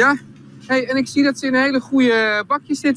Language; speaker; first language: Dutch; native; Dutch